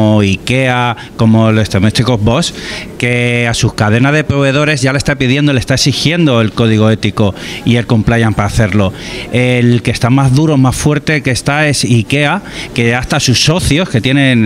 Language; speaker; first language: Spanish; native; Spanish